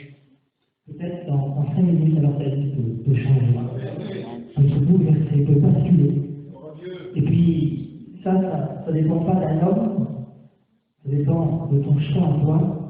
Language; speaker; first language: French; native; French